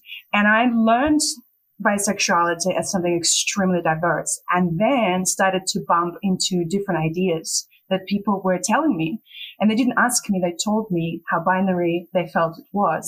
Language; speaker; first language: English; non-native, fluent; Russian